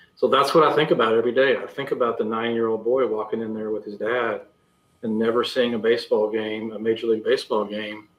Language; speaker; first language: English; native; English